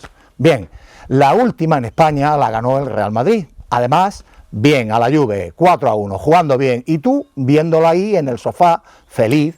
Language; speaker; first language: Spanish; native; Spanish